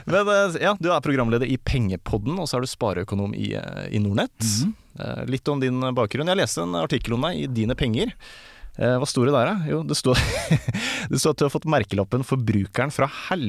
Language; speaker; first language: Norwegian; native; Norwegian